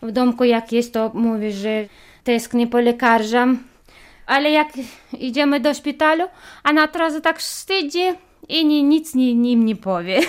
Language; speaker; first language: Polish; non-native, learner; Chechen